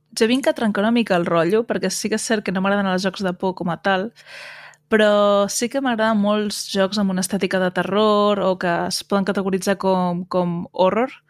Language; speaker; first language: Catalan; native; Catalan